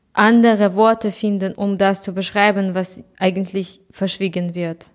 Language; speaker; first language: German; non-native, fluent; Russian